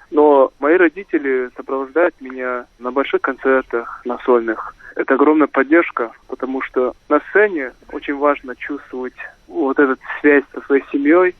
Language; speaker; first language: Russian; non-native, local second language; Kazakh